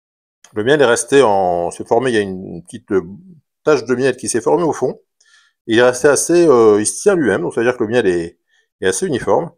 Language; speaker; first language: French; native; French